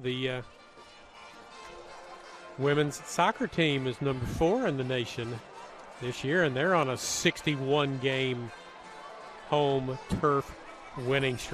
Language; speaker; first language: English; native; English